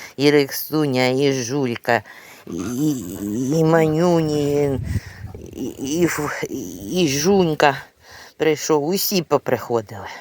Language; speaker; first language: Ukrainian; native; Ukrainian